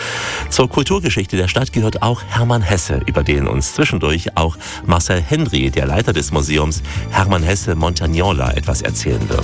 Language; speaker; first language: German; native; German